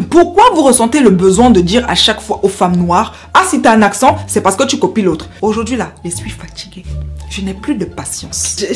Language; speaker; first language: French; non-native, local second language; Basaa